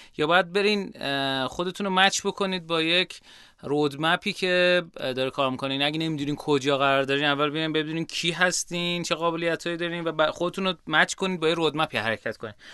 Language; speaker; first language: Persian; native; Persian